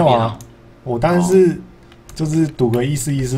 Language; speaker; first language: Chinese; native; Chinese